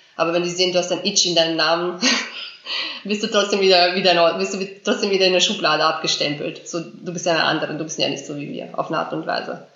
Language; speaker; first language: German; early bilingual, other home language; Bosnian